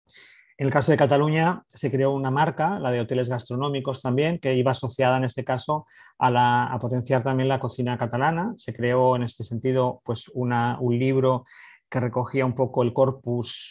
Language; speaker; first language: Spanish; native; Spanish